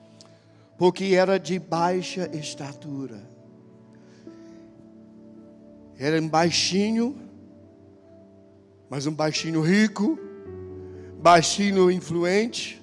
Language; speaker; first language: Portuguese; non-native, fluent; English